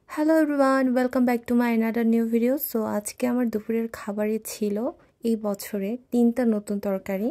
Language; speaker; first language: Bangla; non-native, local second language; Chakma